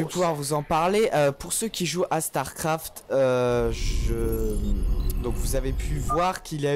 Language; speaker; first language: French; native; French